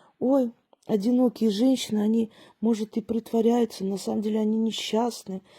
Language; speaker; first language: Russian; early bilingual, other home language; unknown